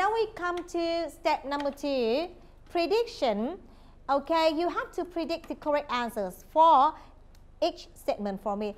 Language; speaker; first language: English; non-native, fluent; Vietnamese